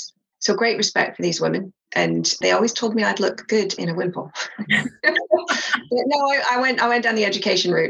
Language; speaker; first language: English; native; English